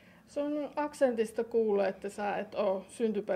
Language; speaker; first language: Finnish; native; Finnish